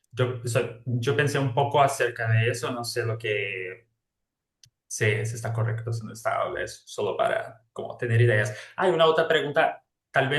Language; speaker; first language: Spanish; non-native, fluent; Portuguese